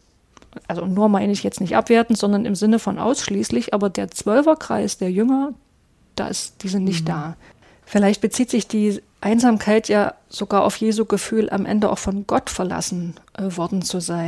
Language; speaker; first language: German; native; German